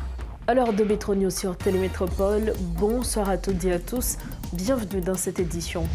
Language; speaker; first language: French; non-native, local second language; Haitian Creole